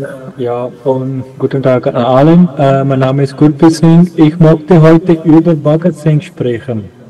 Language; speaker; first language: German; non-native, learner; Punjabi